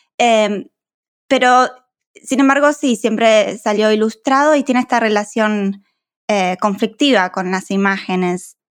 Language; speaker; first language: Spanish; native; Spanish